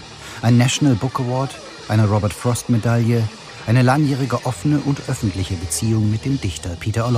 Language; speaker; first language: German; native; German